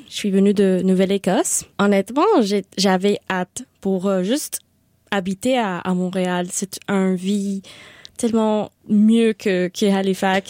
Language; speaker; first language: French; non-native, local second language; Spanish